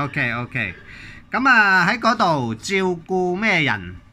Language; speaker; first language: Cantonese; native; Cantonese